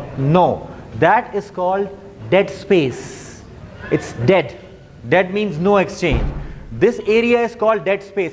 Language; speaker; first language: English; non-native, fluent; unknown